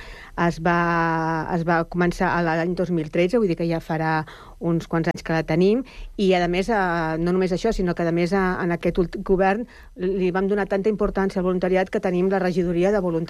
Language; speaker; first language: Catalan; native; Catalan